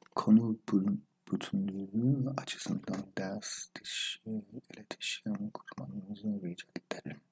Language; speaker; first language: Turkish; non-native, learner; English